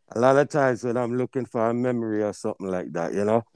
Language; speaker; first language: English; non-native, local second language; Jamaican Creole English